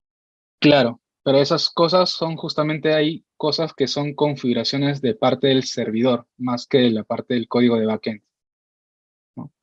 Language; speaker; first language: Spanish; native; Spanish